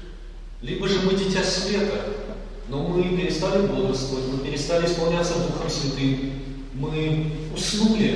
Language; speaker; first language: Russian; native; Russian